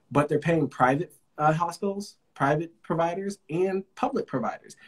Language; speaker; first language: English; native; English